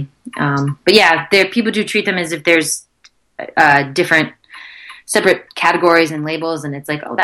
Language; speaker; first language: English; native; English